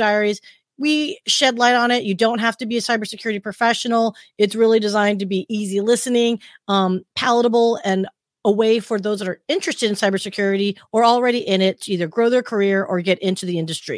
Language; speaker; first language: English; native; English